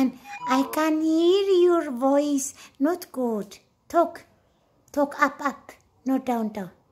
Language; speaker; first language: English; non-native, learner; Amharic